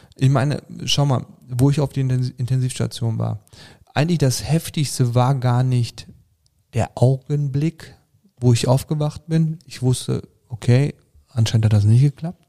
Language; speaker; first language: German; early bilingual, other home language; Turkish